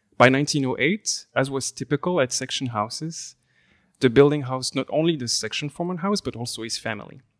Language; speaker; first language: English; non-native, fluent; French